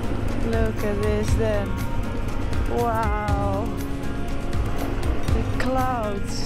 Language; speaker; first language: English; non-native, fluent; Dutch